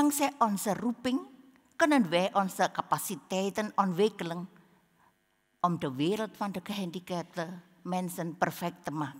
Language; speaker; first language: Dutch; non-native, learner; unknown